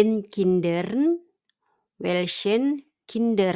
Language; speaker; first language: German; non-native, fluent; Indonesian